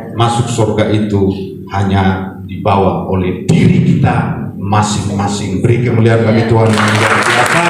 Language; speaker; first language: Indonesian; non-native, local second language; Batak Toba